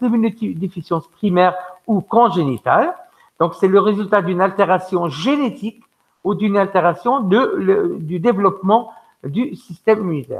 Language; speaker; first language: French; non-native, local second language; Arabic